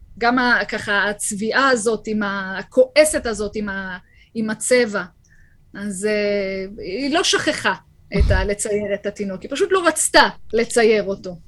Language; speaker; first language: Hebrew; native; Hebrew